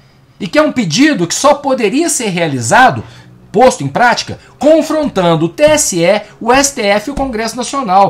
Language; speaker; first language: Portuguese; native; Portuguese